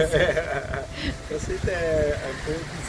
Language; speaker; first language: French; non-native, learner; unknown